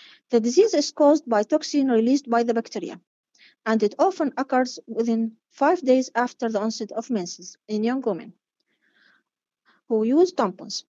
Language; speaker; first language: English; non-native, fluent; Arabic